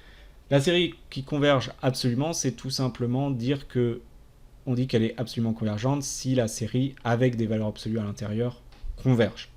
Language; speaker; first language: French; native; French